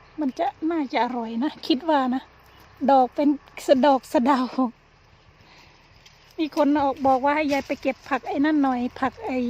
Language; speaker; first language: Thai; native; Thai